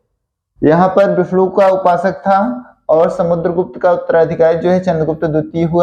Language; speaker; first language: Hindi; native; Hindi